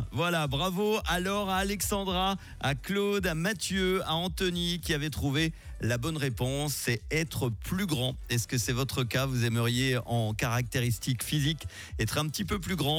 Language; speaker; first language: French; native; French